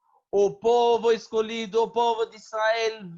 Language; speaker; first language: Portuguese; non-native, fluent; Hebrew